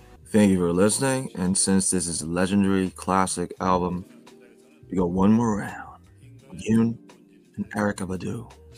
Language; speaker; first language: English; non-native, fluent; Korean